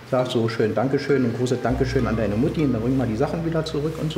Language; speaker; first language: German; native; German